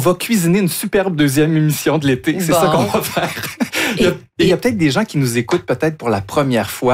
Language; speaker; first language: French; native; French